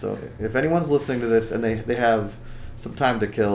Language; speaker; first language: English; native; English